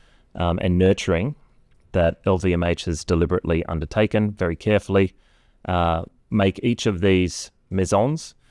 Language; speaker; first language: English; native; English